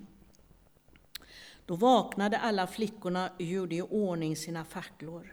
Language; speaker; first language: Swedish; native; Swedish